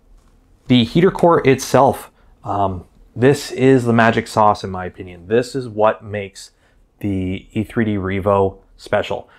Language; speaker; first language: English; native; English